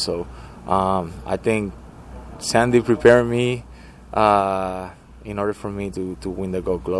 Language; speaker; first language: English; non-native, fluent; Spanish